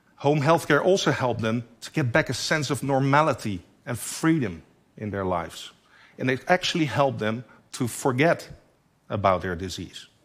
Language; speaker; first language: English; non-native, fluent; Dutch